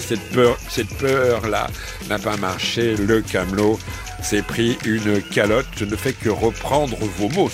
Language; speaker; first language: French; native; French